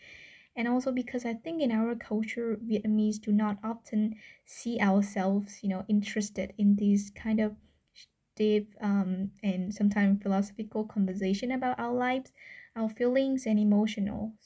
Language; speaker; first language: English; non-native, fluent; Vietnamese